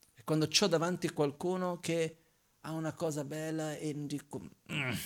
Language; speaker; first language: Italian; non-native, fluent; Portuguese